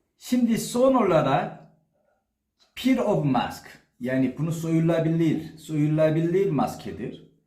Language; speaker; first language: Turkish; non-native, learner; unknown